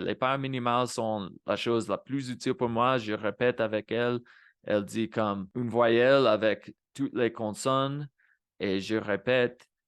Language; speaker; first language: French; non-native, fluent; Spanish